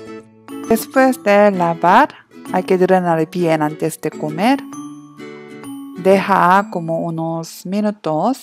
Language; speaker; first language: Spanish; non-native, learner; Korean